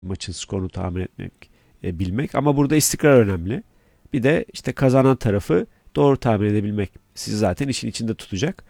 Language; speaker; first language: Turkish; native; Turkish